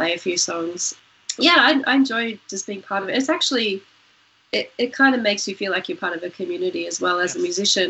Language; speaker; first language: English; native; English